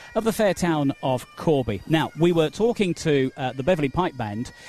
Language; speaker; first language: English; native; English